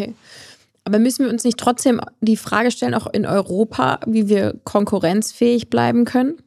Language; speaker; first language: German; native; German